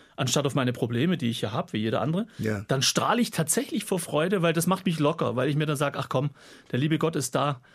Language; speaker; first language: German; native; German